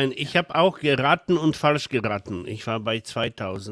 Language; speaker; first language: German; non-native, fluent; Polish